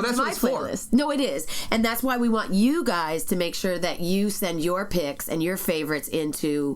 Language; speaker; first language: English; native; English